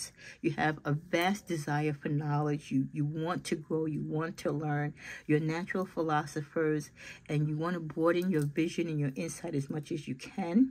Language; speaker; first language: English; native; English